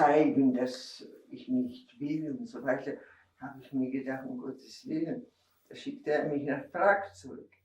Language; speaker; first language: German; non-native, fluent; Czech